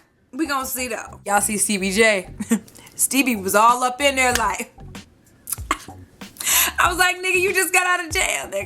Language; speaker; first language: English; native; English